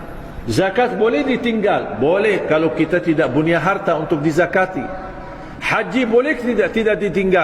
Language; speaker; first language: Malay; non-native, fluent; Arabic